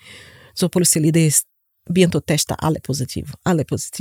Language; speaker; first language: Norwegian; non-native, learner; Portuguese